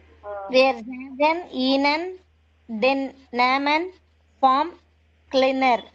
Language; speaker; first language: German; non-native, learner; Tamil